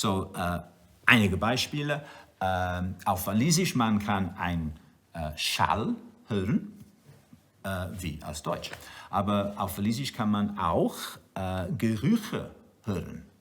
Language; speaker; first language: German; non-native, learner; Welsh